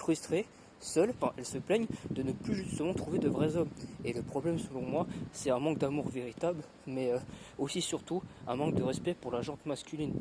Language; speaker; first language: French; native; French